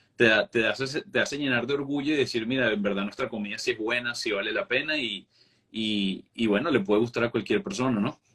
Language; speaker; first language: Spanish; native; Spanish